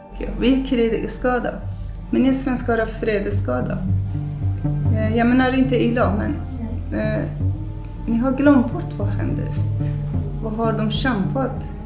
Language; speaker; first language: Swedish; non-native, fluent; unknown